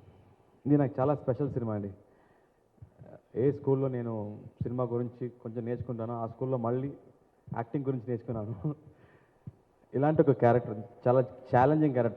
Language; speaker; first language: Telugu; non-native, learner; Tamil